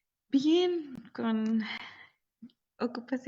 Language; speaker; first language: Spanish; native; Spanish